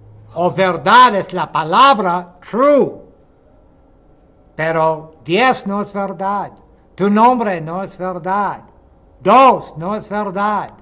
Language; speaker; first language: Spanish; non-native, fluent; English